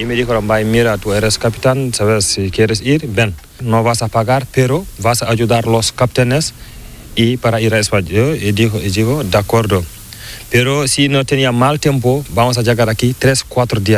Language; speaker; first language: Spanish; non-native, learner; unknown